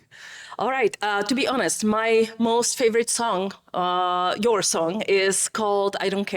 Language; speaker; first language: English; non-native, fluent; Czech